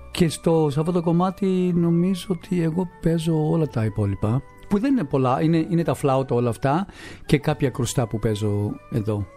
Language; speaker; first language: Greek; non-native, fluent; English